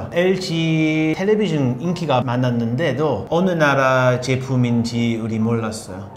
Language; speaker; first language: Korean; non-native, fluent; English